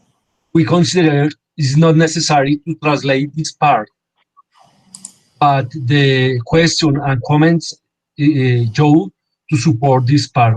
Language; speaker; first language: English; non-native, learner; Spanish